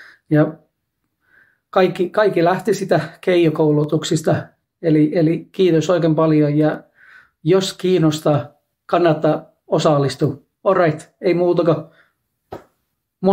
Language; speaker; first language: Finnish; non-native, learner; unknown